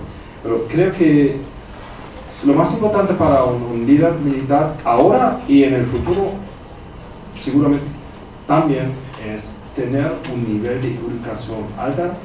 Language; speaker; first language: Spanish; non-native, fluent; German